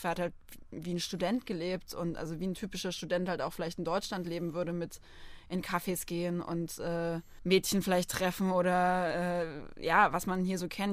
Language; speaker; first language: German; native; German